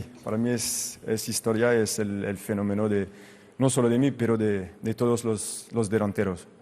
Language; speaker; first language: Spanish; non-native, fluent; French